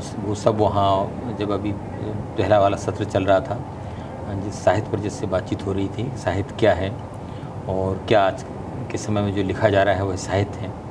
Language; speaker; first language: Hindi; native; Hindi